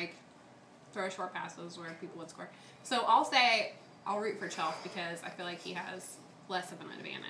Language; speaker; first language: English; native; English